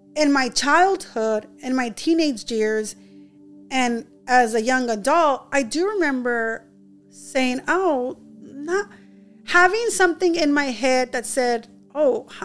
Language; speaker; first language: English; early bilingual, other home language; Spanish